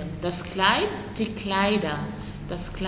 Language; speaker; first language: German; non-native, fluent; Arabic